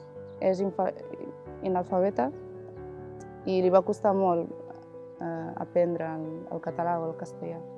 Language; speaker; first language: Catalan; early bilingual, other home language; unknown